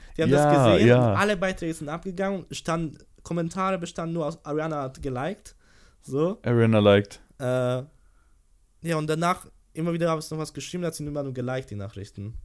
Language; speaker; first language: German; early bilingual, other home language; Polish